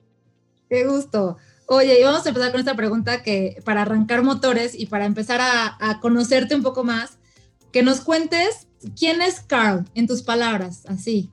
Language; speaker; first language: Spanish; native; Spanish